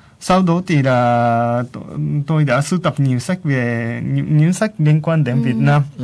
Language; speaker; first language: Vietnamese; non-native, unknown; Japanese